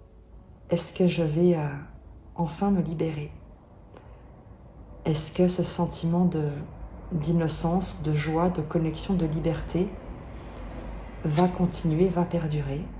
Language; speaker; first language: French; native; French